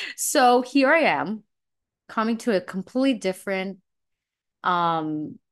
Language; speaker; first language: English; non-native, fluent; Russian